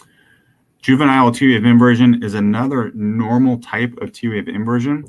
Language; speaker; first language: English; native; English